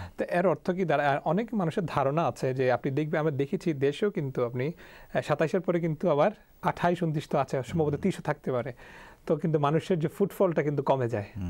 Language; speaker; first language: Bangla; early bilingual, heritage; Bangla